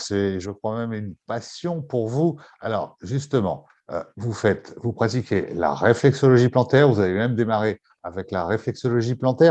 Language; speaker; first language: French; native; French